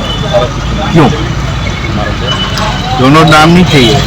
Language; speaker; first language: Hindi; native; Hindi